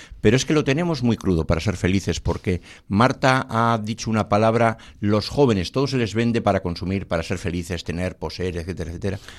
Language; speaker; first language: Spanish; native; Spanish